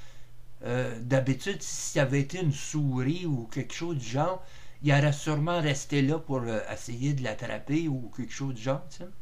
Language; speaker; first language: French; native; French